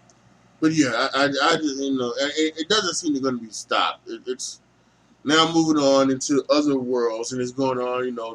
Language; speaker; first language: English; native; English